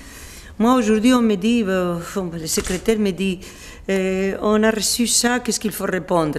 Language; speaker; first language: French; non-native, fluent; Spanish